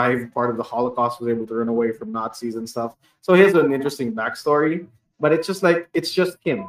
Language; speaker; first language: English; non-native, local second language; Hiligaynon